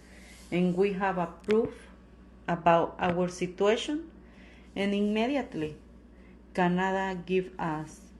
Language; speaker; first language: English; non-native, learner; Spanish